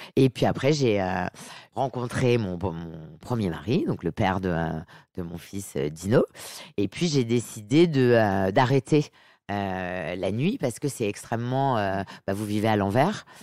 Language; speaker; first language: French; native; French